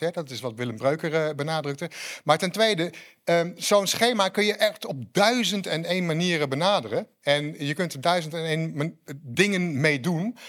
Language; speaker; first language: Dutch; native; Dutch